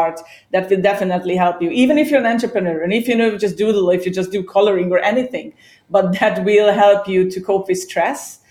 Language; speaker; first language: English; non-native, fluent; Hungarian